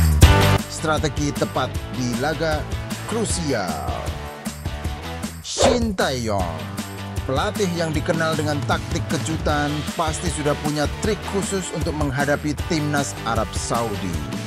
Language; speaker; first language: Indonesian; native; Indonesian